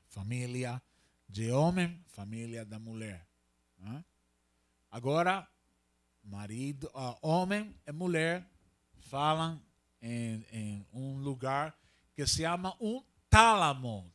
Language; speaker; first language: Portuguese; non-native, learner; Spanish